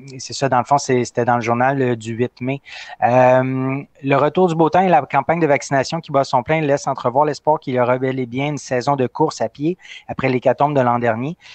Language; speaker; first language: French; native; French